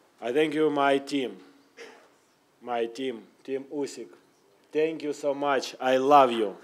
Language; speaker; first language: English; non-native, learner; Russian